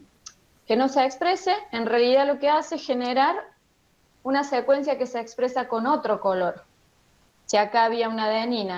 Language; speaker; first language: Spanish; native; Spanish